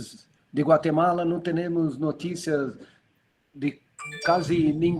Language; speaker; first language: Spanish; non-native, learner; Portuguese